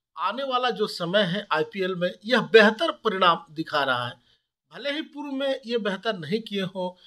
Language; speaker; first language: Hindi; native; Hindi